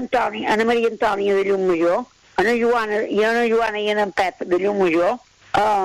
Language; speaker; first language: Catalan; native; Catalan